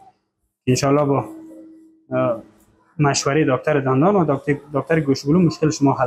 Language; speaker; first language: Persian; native; Persian